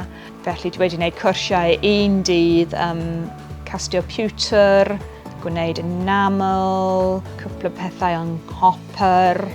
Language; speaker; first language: Welsh; non-native, fluent; English